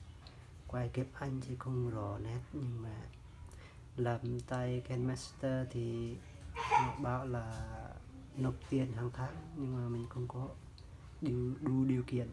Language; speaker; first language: Vietnamese; non-native, local second language; Jarai